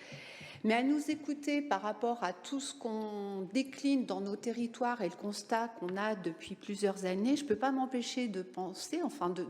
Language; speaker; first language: French; native; French